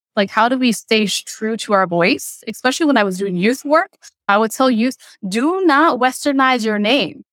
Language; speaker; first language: English; early bilingual, other home language; Western Cham